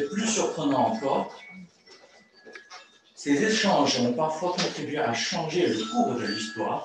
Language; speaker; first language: French; non-native, fluent; Chinese